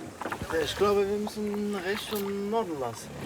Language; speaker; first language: German; non-native, fluent; Arabic